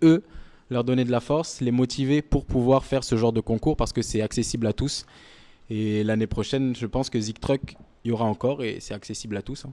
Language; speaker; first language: French; native; French